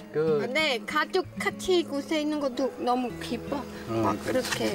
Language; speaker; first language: Korean; non-native, learner; Khmer